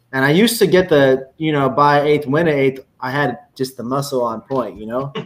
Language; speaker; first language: English; native; English